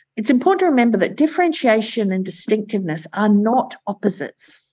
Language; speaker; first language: English; native; English